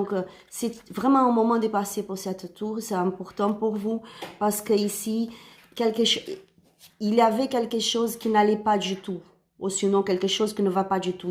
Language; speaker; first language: French; non-native, learner; Spanish